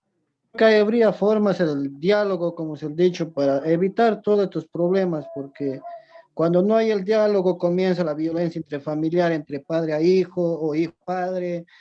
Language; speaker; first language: Spanish; native; Spanish